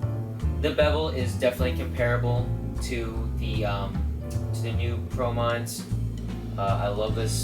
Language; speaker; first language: English; native; English